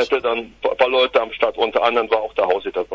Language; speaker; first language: German; native; German